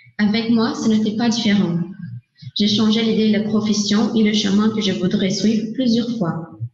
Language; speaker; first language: French; non-native, learner; Portuguese